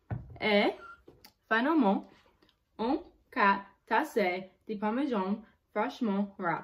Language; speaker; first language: French; non-native, learner; English